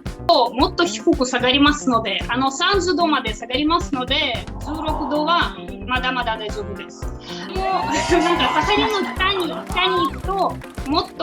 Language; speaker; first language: Japanese; non-native, fluent; Russian